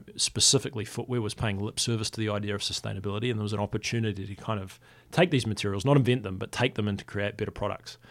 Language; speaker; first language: English; native; English